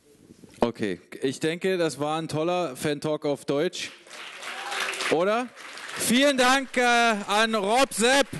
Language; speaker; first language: German; native; German